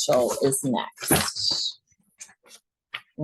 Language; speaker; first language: English; native; English